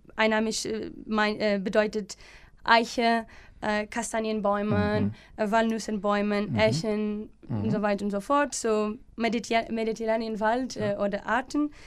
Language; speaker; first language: German; non-native, fluent; Portuguese